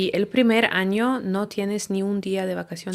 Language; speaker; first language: Spanish; non-native, fluent; Ukrainian